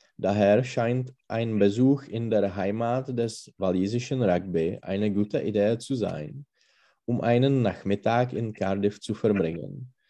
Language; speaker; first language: German; non-native, learner; Czech